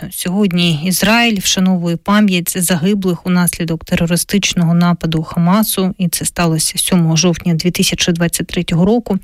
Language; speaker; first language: Ukrainian; native; Ukrainian